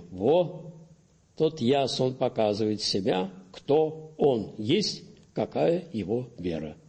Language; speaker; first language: Russian; native; Russian